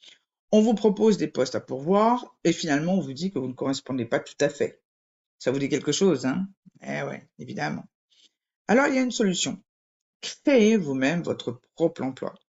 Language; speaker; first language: French; native; French